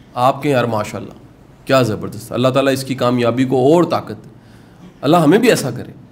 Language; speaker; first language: Urdu; native; Urdu